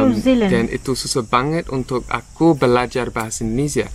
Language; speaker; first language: Indonesian; non-native, learner; English